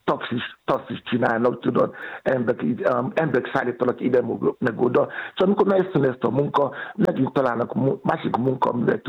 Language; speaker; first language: Hungarian; non-native, fluent; Yoruba